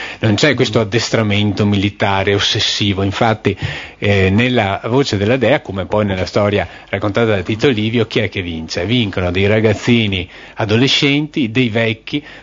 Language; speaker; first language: Italian; native; Italian